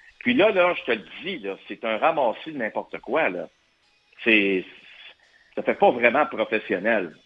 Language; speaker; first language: French; native; French